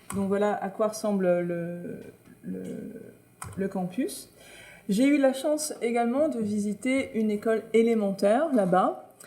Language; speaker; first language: French; native; French